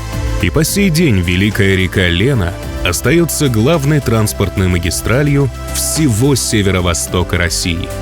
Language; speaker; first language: Russian; native; Russian